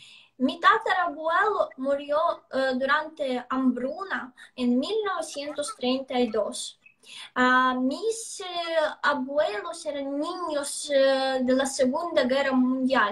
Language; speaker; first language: Spanish; non-native, fluent; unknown